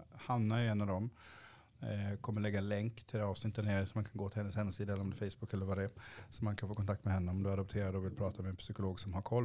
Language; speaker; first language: Swedish; early bilingual, other home language; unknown